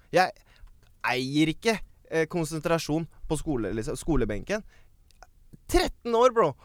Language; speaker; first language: Norwegian; early bilingual, other home language; Baluchi